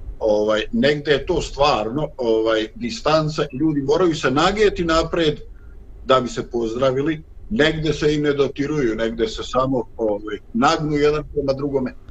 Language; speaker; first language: Bosnian; native; Bosnian